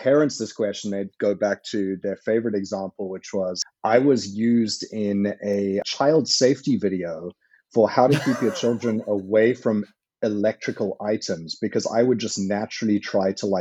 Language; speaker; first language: English; native; English